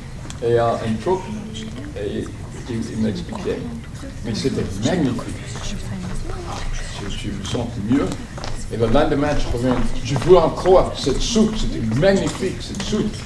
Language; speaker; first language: French; non-native, learner; English